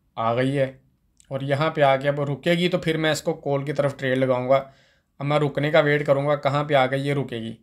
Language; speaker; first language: Urdu; non-native, local second language; Punjabi